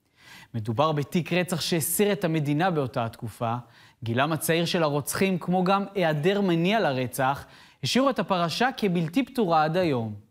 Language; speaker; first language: Hebrew; native; Hebrew